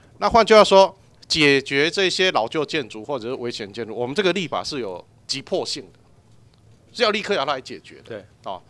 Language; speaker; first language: Chinese; native; Chinese